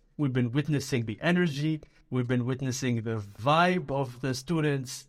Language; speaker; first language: English; early bilingual, other home language; Arabic